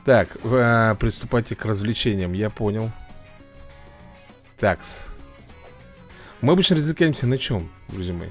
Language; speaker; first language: Russian; native; Russian